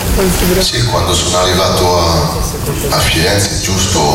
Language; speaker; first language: Italian; non-native, learner; French